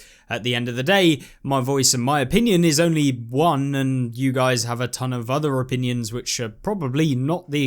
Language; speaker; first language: English; native; English